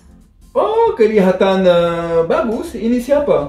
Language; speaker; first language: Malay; non-native, learner; French